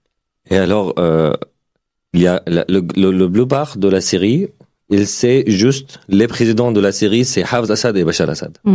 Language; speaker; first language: French; non-native, fluent; Arabic